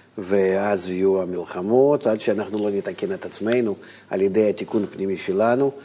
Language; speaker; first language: Hebrew; non-native, fluent; Russian